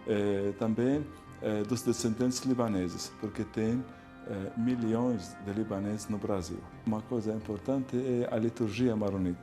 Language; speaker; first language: Portuguese; non-native, fluent; Arabic